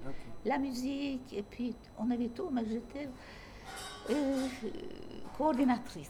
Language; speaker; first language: French; non-native, fluent; Turkish